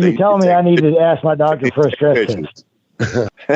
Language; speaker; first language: English; native; English